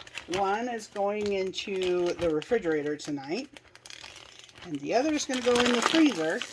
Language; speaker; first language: English; native; English